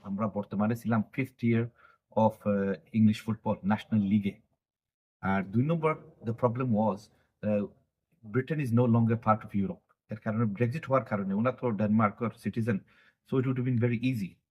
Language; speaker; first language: Bangla; early bilingual, heritage; Bangla